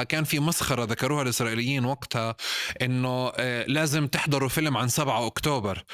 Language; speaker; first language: Arabic; native; Arabic